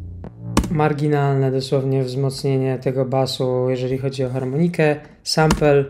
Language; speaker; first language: Polish; native; Polish